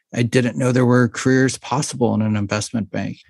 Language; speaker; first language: English; native; English